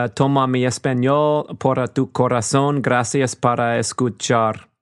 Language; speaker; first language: Spanish; non-native, learner; English